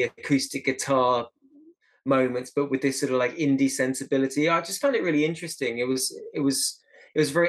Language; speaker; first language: English; native; English